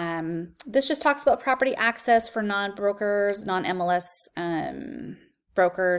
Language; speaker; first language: English; native; English